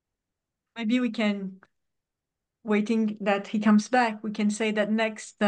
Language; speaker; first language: English; non-native, fluent; French